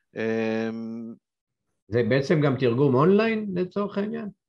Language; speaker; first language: Hebrew; non-native, fluent; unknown